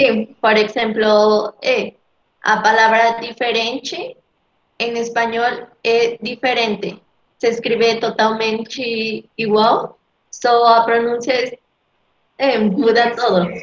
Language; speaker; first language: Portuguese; non-native, learner; Spanish